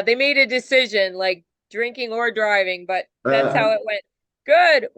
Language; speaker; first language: English; native; English